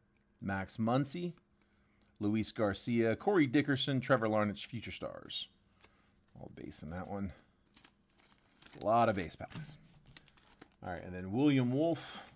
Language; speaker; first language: English; native; English